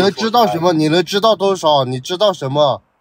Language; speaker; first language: Chinese; native; Chinese